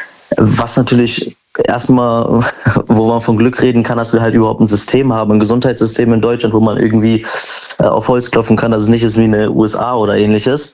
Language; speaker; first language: German; native; German